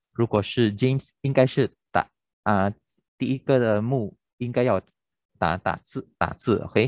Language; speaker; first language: Chinese; non-native, local second language; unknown